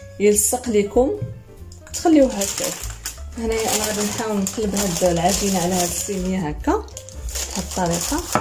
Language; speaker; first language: Arabic; native; Arabic